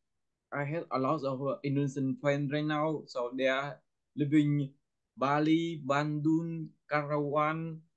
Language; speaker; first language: English; non-native, learner; Vietnamese